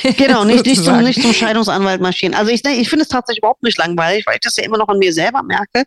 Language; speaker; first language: German; non-native, fluent; English